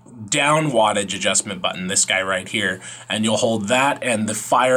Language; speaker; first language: English; native; English